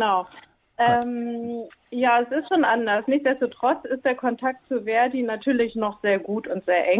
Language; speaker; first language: German; native; German